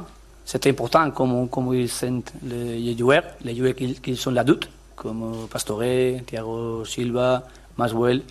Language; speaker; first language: French; non-native, learner; Spanish